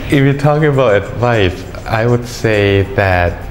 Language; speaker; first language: English; early bilingual, other home language; Thai